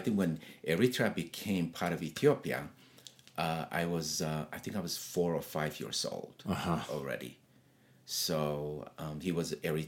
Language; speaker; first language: English; non-native, fluent; Tigrinya